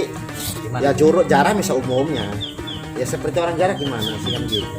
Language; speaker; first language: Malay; non-native, local second language; Javanese